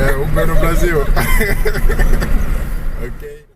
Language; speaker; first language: Portuguese; non-native, learner; Haitian Creole